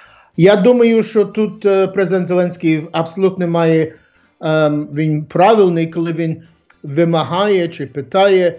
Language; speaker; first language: Ukrainian; early bilingual, heritage; English